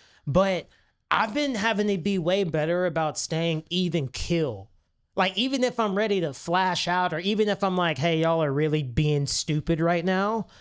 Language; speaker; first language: English; native; English